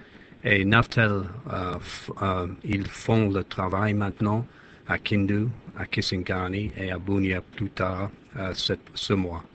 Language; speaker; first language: French; non-native, fluent; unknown